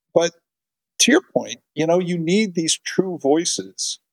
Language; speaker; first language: English; native; English